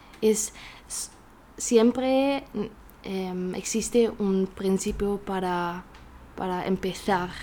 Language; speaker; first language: Spanish; non-native, learner; German